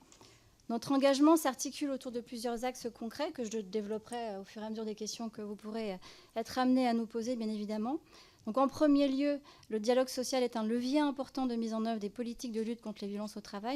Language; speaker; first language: French; native; French